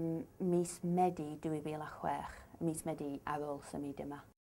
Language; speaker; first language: Welsh; non-native, learner; English